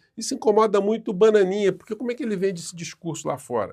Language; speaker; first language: Portuguese; native; Portuguese